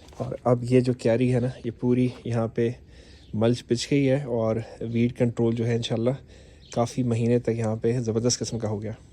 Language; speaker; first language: Urdu; native; Urdu